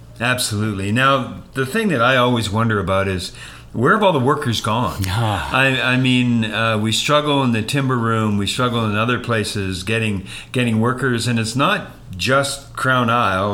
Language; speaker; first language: English; native; English